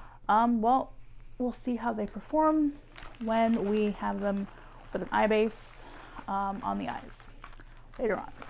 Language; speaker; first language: English; native; English